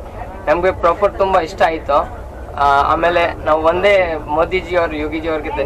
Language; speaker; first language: Kannada; non-native, fluent; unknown